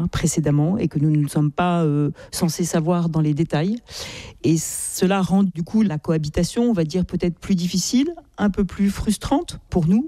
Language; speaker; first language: French; native; French